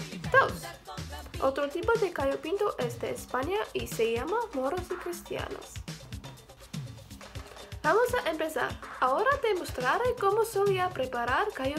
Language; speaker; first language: Spanish; non-native, learner; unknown